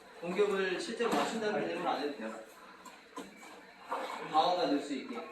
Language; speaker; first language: Korean; native; Korean